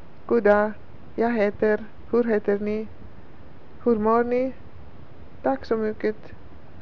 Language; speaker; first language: Swedish; non-native, learner; English